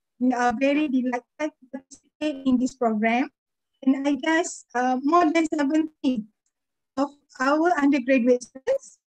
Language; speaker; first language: English; non-native, fluent; Malay